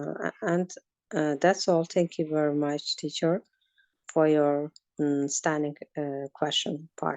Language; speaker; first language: English; non-native, learner; Azerbaijani